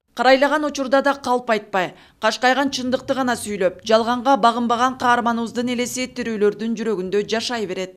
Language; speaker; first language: Kyrgyz; native; Kyrgyz